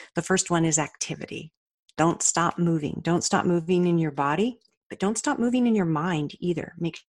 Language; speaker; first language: English; native; English